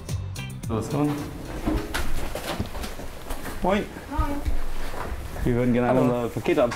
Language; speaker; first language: German; native; German